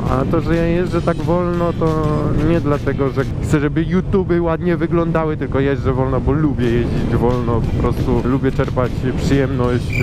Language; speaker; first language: Polish; native; Polish